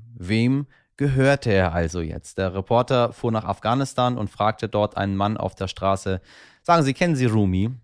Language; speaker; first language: German; early bilingual, other home language; Persian